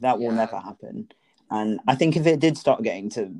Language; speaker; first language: English; native; English